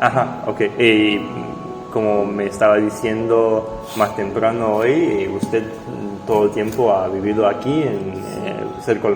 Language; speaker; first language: Spanish; non-native, fluent; French